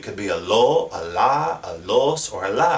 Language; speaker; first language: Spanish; non-native, fluent; English